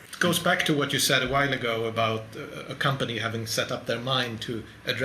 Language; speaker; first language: English; non-native, fluent; Swedish